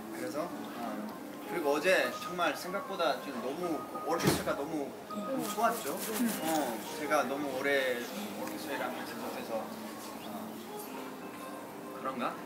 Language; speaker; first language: Korean; early bilingual, heritage; English